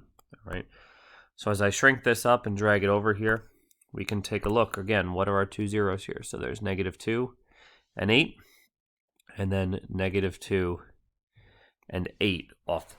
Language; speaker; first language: English; native; English